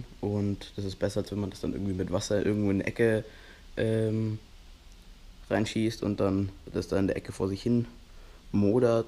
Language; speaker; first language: German; native; German